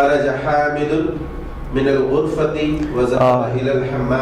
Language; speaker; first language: Arabic; non-native, learner; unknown